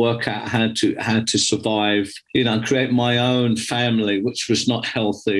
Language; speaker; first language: English; native; English